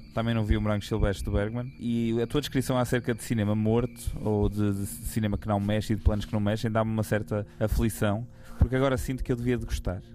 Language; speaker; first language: Portuguese; native; Portuguese